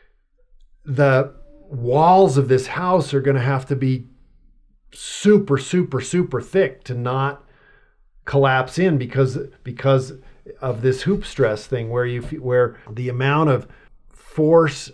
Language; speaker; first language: English; native; English